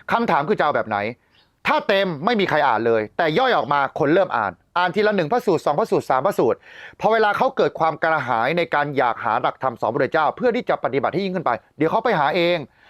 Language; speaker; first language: Thai; native; Thai